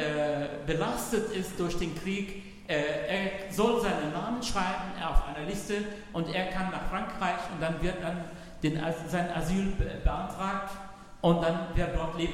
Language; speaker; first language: German; non-native, fluent; Arabic